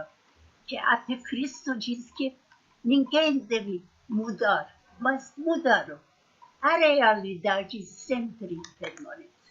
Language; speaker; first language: Portuguese; non-native, fluent; Persian